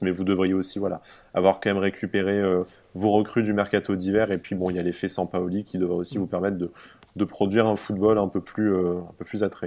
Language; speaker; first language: French; native; French